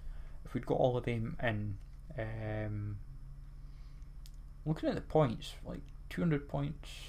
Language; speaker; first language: English; native; English